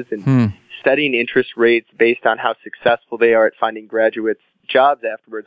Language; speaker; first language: English; native; English